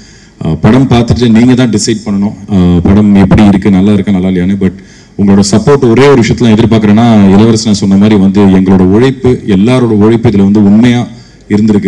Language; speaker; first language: Tamil; native; Tamil